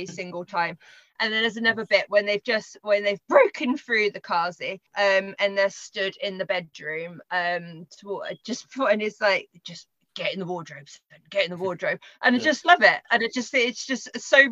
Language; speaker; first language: English; native; English